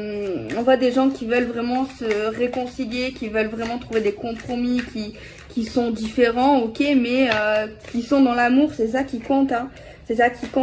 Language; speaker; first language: French; native; French